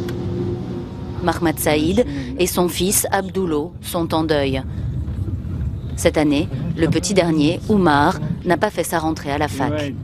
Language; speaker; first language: French; native; French